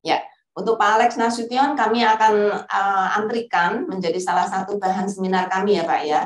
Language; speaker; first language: Indonesian; native; Indonesian